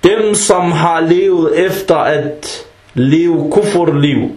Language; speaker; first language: Danish; early bilingual, other home language; Arabic